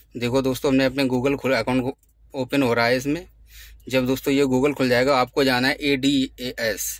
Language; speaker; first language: Hindi; native; Hindi